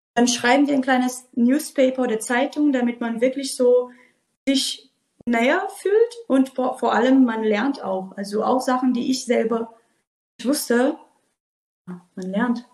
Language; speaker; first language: German; non-native, fluent; Portuguese